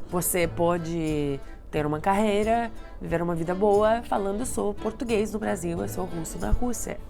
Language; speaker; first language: Portuguese; non-native, fluent; Russian